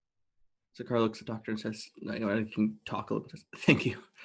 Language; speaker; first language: English; native; English